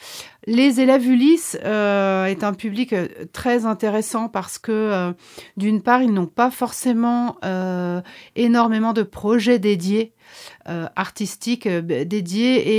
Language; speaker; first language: French; native; French